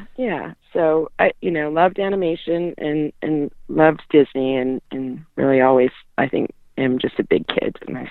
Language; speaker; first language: English; native; English